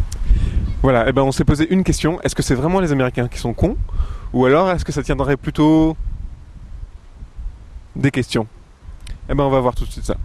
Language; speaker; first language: French; native; French